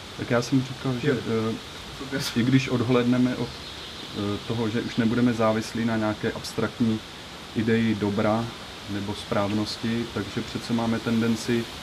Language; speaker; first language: Czech; native; Czech